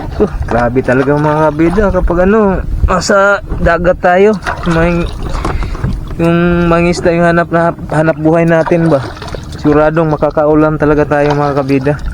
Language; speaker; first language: Filipino; non-native, local second language; Cebuano